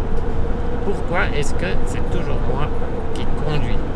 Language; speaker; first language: French; native; French